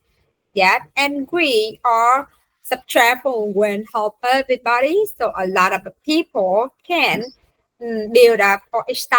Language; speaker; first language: English; non-native, fluent; Vietnamese